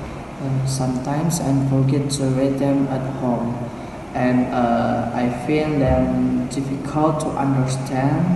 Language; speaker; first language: English; non-native, learner; Indonesian